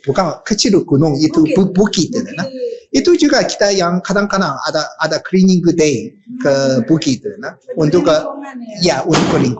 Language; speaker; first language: Indonesian; non-native, learner; Japanese